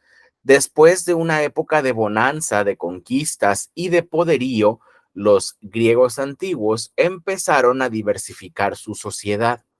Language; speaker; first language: Spanish; native; Spanish